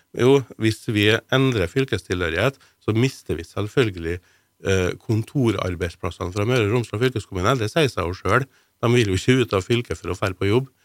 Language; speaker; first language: Norwegian; native; Norwegian